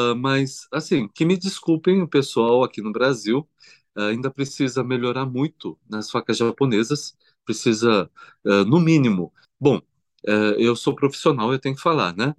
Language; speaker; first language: Portuguese; early bilingual, other home language; Korean